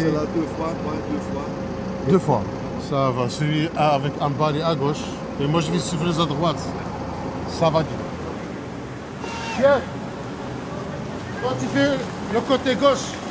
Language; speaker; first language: French; native; French